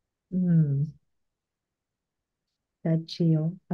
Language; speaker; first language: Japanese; non-native, learner; Filipino